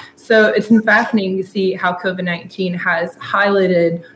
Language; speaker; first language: English; native; English